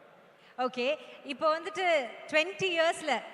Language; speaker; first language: Tamil; native; Tamil